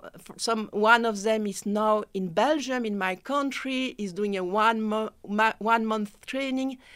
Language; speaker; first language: English; non-native, fluent; French